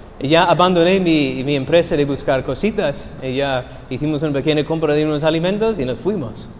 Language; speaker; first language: Spanish; non-native, fluent; English